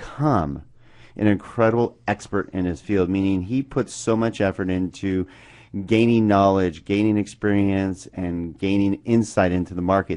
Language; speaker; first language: English; native; English